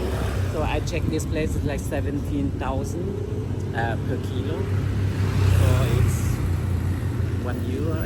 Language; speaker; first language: English; non-native, learner; Vietnamese